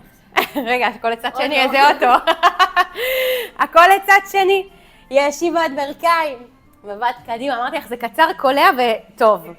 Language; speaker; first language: Hebrew; native; Hebrew